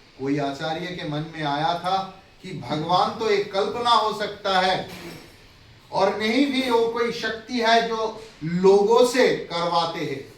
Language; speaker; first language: Hindi; non-native, local second language; Bangla